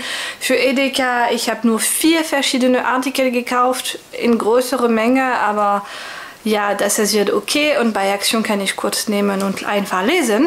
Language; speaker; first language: German; non-native, fluent; French